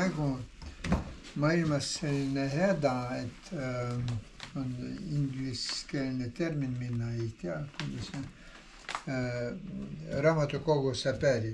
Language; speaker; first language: Estonian; non-native, learner; Ukrainian